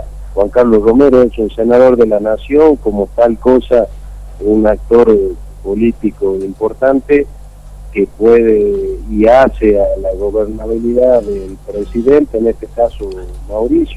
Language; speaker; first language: Spanish; native; Spanish